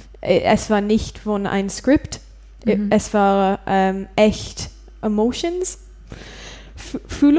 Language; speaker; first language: German; non-native, learner; English